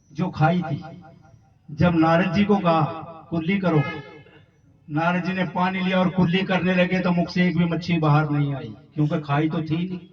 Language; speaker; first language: Hindi; non-native, local second language; Punjabi